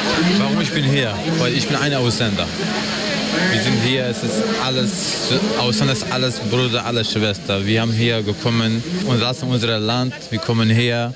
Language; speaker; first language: German; non-native, learner; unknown